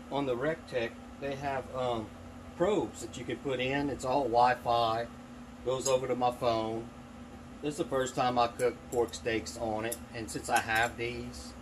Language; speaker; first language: English; native; English